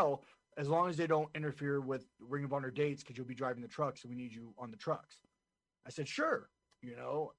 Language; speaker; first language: English; native; English